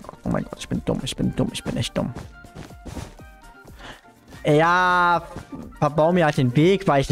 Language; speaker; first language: German; native; German